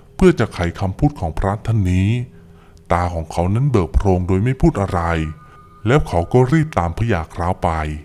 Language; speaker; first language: Thai; native; Thai